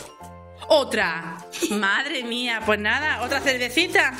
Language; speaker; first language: Spanish; native; Spanish